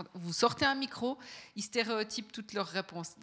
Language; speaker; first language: French; native; French